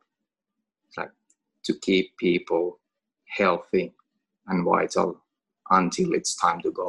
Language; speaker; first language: English; non-native, fluent; Finnish